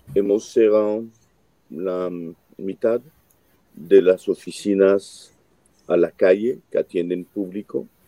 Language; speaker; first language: Spanish; non-native, fluent; French